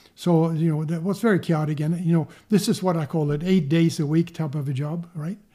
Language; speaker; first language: English; non-native, fluent; Swedish